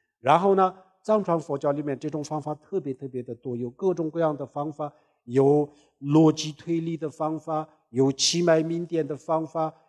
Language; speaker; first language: Chinese; non-native, local second language; Tibetan